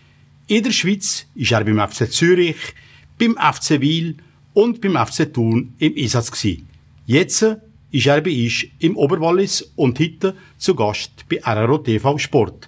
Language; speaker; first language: German; native; German